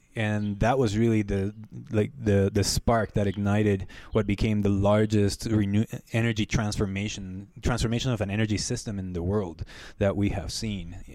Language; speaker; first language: English; non-native, fluent; Spanish